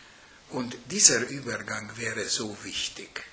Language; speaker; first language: German; non-native, fluent; Hungarian